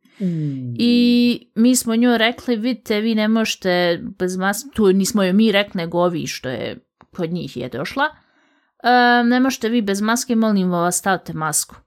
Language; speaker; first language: Bosnian; early bilingual, heritage; Bosnian